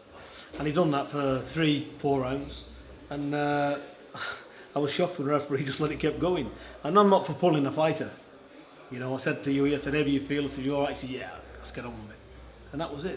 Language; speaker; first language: English; native; English